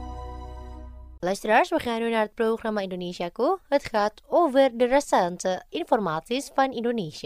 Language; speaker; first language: Dutch; non-native, fluent; Indonesian